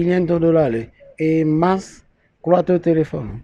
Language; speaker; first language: Spanish; non-native, learner; Haitian Creole